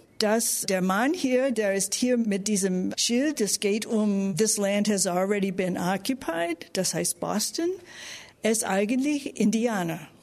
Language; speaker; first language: German; non-native, fluent; English